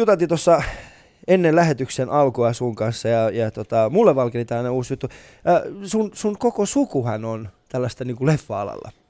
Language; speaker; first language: Finnish; non-native, fluent; Persian